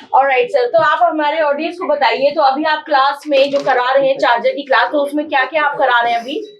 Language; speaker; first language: Hindi; native; Hindi